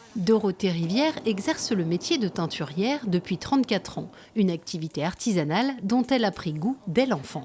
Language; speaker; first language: French; native; French